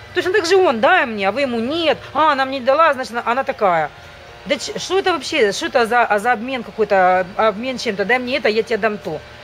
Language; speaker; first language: Russian; native; Russian